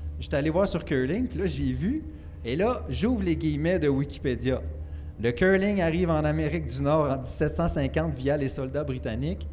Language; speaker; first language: French; native; French